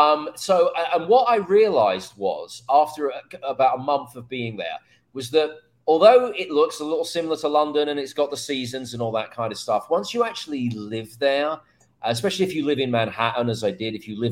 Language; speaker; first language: English; native; English